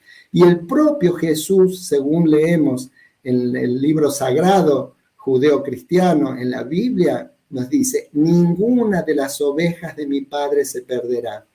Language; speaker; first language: Spanish; native; Spanish